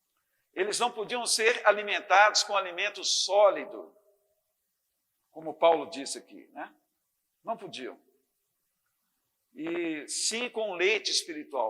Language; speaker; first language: Portuguese; native; Portuguese